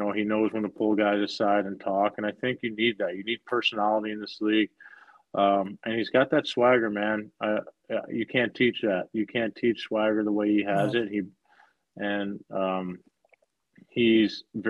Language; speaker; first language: English; native; English